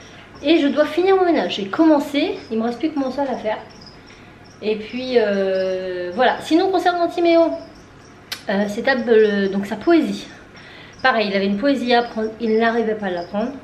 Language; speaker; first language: French; native; French